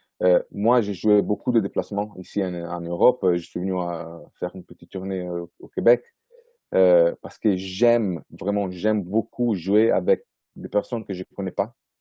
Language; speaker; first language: French; non-native, fluent; Italian